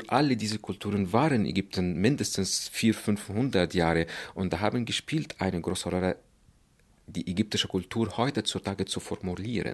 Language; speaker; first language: German; non-native, fluent; Arabic